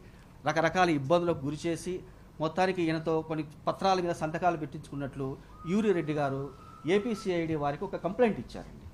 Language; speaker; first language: Telugu; native; Telugu